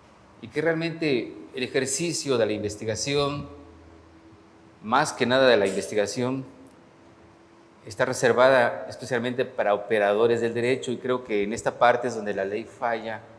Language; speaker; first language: Spanish; native; Spanish